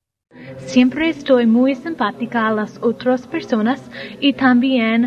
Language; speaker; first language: Spanish; non-native, learner; English